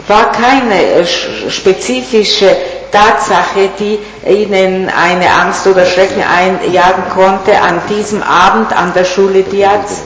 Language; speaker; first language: German; non-native, fluent; Italian